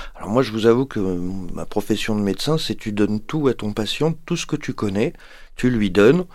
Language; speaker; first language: French; native; French